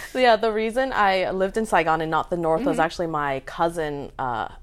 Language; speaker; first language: English; early bilingual, other home language; Vietnamese